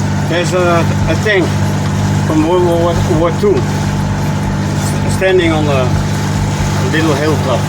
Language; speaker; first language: English; non-native, fluent; Dutch